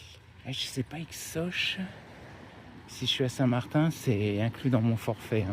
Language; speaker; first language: French; native; French